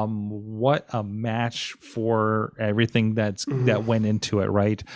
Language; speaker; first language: English; native; English